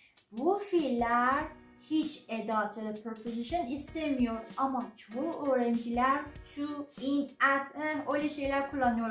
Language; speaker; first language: Turkish; non-native, learner; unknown